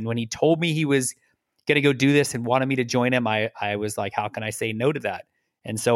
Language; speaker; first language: English; native; English